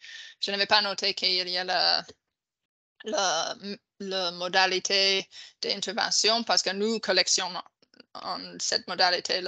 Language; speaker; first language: French; non-native, fluent; English